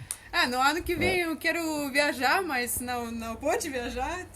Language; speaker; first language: Portuguese; non-native, learner; Russian